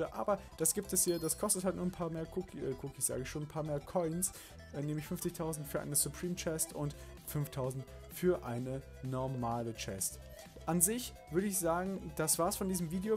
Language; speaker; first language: German; native; German